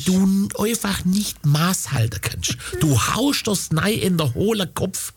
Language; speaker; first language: German; native; German